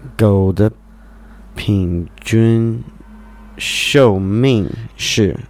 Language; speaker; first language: Chinese; non-native, fluent; English